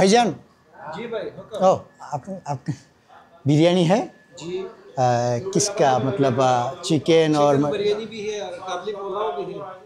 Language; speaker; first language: Hindi; non-native, learner; Bangla